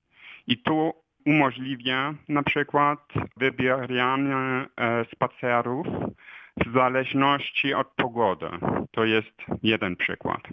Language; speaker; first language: Polish; non-native, fluent; German